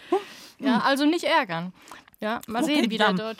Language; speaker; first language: German; native; German